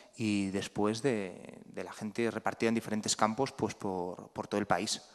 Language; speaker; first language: Spanish; native; Spanish